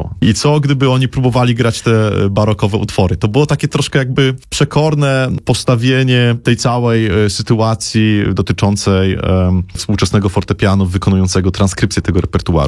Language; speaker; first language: Polish; native; Polish